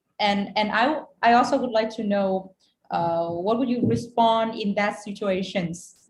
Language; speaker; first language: English; non-native, fluent; Vietnamese